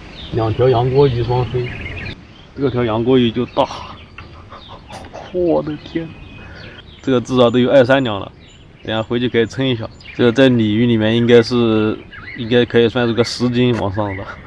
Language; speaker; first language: Chinese; native; Chinese